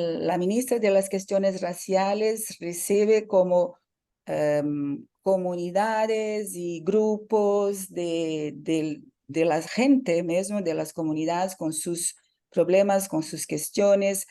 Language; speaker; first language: Spanish; non-native, fluent; Portuguese